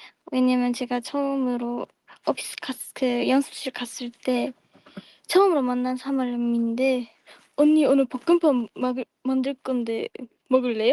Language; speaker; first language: Korean; non-native, fluent; Japanese